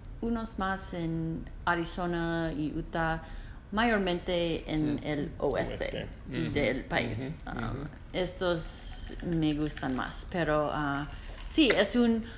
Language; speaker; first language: Spanish; non-native, learner; English